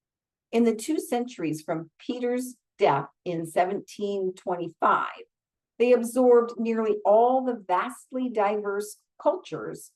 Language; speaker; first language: English; native; English